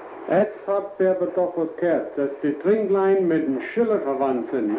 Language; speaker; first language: German; early bilingual, heritage; German